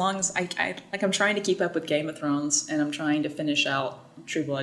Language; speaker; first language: English; native; English